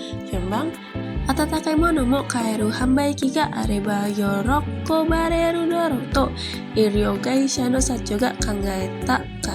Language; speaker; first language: Japanese; non-native, learner; Indonesian